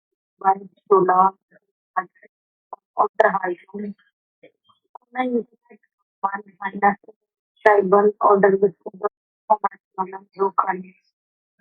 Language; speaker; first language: German; non-native, learner; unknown